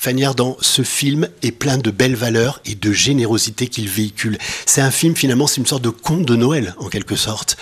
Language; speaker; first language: French; native; French